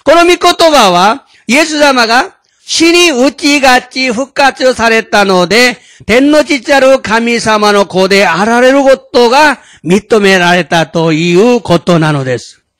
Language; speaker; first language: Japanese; non-native, fluent; Korean